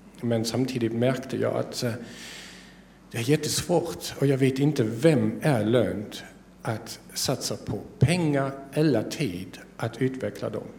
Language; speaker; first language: Swedish; non-native, fluent; German